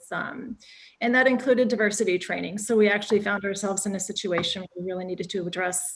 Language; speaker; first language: English; native; English